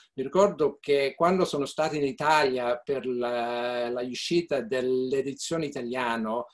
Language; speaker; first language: Italian; early bilingual, heritage; Italian